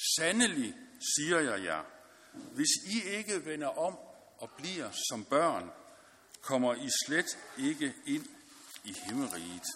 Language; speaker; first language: Danish; native; Danish